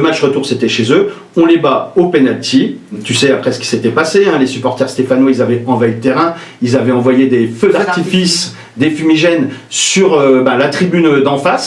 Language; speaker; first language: French; native; French